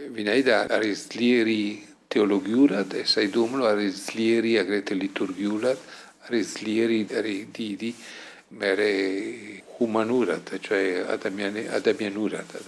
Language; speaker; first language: Georgian; non-native, fluent; Italian